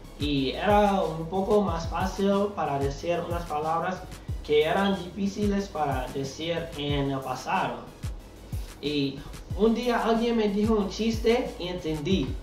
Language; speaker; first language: Spanish; non-native, learner; English